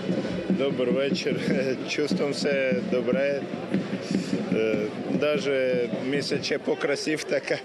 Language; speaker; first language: Bulgarian; non-native, learner; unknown